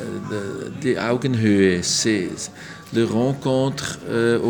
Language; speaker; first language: French; non-native, local second language; German